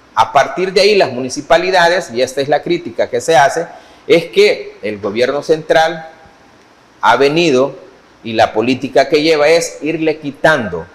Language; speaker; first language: Spanish; native; Spanish